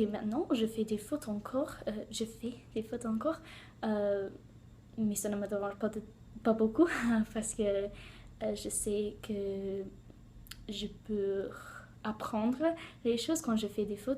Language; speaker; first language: French; non-native, learner; English